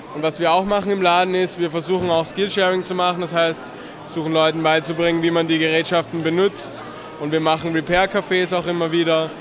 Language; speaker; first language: German; native; German